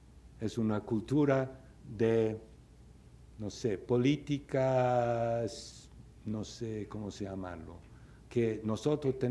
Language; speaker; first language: Spanish; non-native, fluent; English